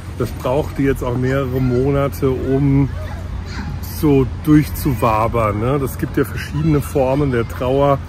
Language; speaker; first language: German; native; German